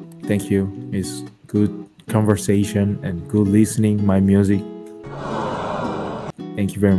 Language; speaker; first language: English; non-native, learner; Korean